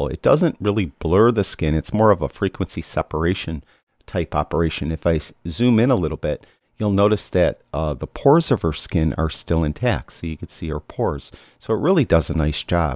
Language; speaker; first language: English; native; English